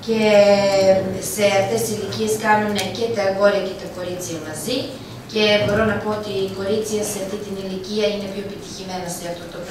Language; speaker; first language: Greek; non-native, fluent; Serbian